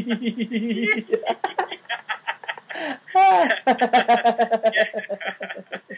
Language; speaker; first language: English; non-native, learner; Spanish